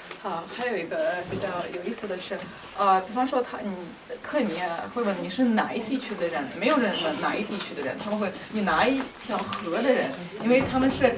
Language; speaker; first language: Chinese; non-native, fluent; Russian